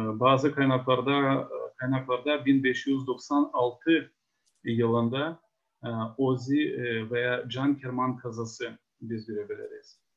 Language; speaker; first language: Turkish; non-native, fluent; Ukrainian